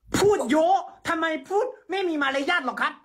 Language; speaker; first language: Thai; non-native, fluent; Korean